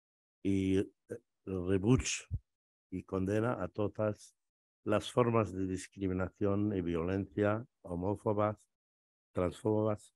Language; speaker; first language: Catalan; non-native, fluent; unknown